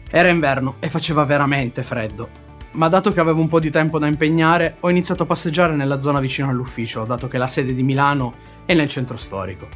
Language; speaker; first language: Italian; native; Italian